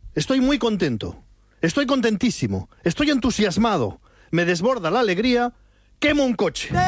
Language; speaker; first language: Spanish; native; Spanish